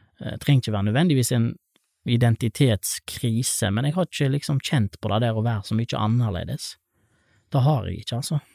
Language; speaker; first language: Norwegian; native; Norwegian